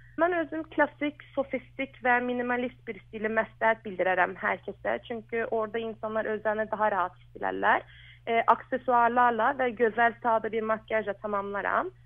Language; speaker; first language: Azerbaijani; early bilingual, heritage; Azerbaijani